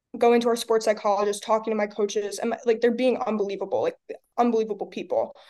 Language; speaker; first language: English; native; English